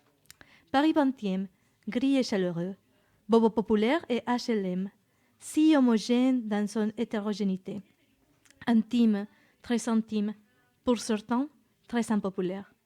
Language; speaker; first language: French; non-native, fluent; Spanish